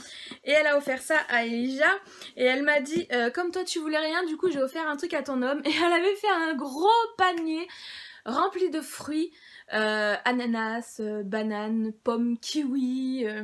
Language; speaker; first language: French; native; French